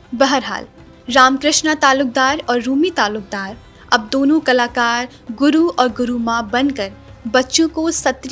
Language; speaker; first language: Hindi; native; Hindi